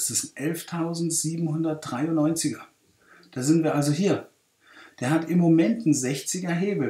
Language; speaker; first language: German; native; German